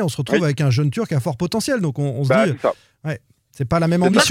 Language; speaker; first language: French; native; French